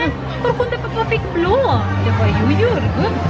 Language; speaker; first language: Swedish; native; Swedish